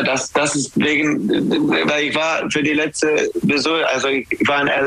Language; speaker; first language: German; non-native, fluent; English